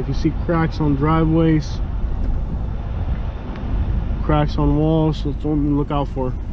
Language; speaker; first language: English; native; English